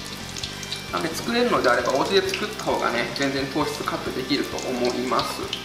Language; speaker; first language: Japanese; native; Japanese